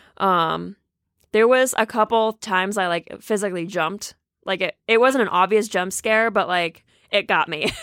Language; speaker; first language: English; native; English